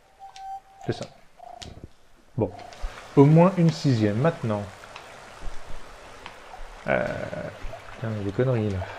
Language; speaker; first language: French; native; French